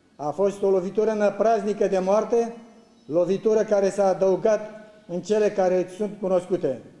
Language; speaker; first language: Romanian; native; Romanian